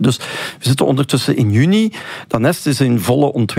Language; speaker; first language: Dutch; native; Dutch